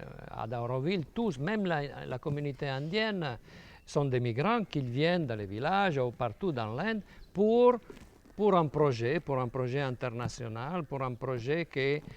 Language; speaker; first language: French; non-native, fluent; Italian